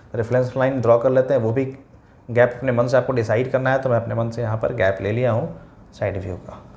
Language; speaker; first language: Hindi; native; Hindi